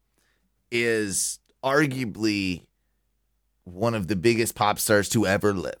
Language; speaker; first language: English; native; English